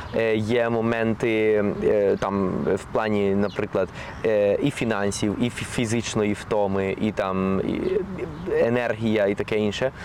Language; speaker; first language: Ukrainian; non-native, fluent; Spanish